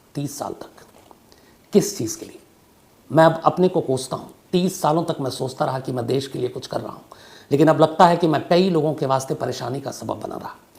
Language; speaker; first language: Hindi; native; Hindi